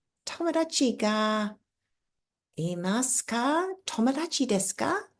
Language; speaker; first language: Japanese; non-native, fluent; English